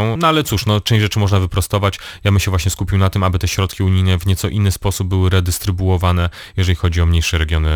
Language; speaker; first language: Polish; native; Polish